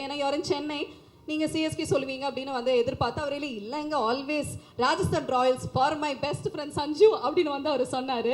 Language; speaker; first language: Tamil; native; Tamil